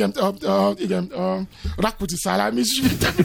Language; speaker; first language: Hungarian; non-native, learner; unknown